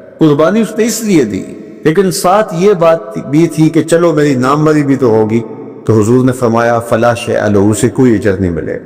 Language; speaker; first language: Urdu; non-native, local second language; Punjabi